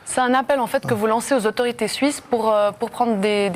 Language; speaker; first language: French; native; French